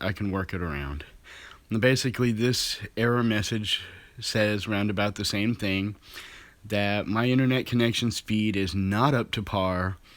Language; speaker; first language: English; native; English